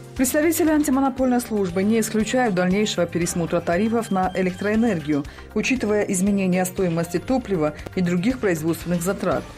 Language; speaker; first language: Russian; non-native, local second language; Tajik